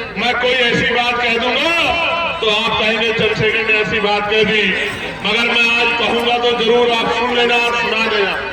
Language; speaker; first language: Hindi; native; Hindi